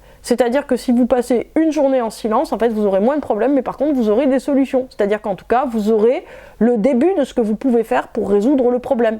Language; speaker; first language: French; native; French